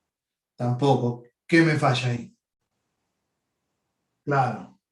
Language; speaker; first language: Spanish; native; Spanish